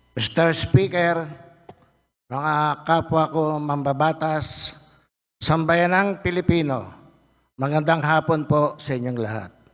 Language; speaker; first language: Filipino; native; Filipino